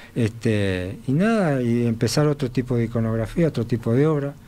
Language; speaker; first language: Spanish; native; Spanish